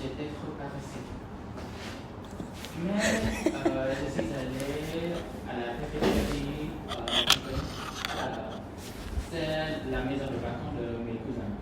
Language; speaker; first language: French; non-native, learner; Khmer